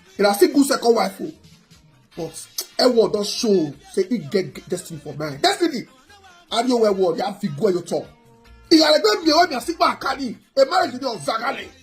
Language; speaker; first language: Nigerian Pidgin; native; Nigerian Pidgin